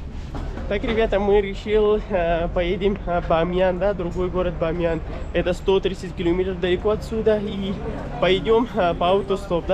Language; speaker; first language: Russian; non-native, learner; Kyrgyz